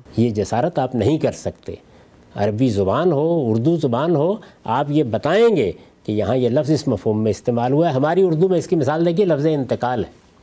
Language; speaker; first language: Urdu; non-native, local second language; Punjabi